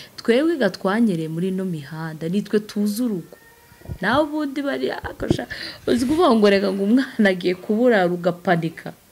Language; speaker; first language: Kinyarwanda; native; Kinyarwanda